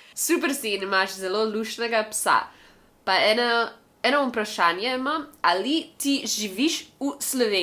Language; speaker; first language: Slovenian; non-native, learner; English